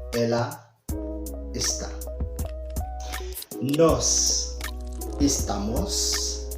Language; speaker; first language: Portuguese; non-native, fluent; Haitian Creole